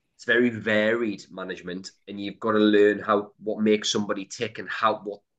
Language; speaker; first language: English; native; English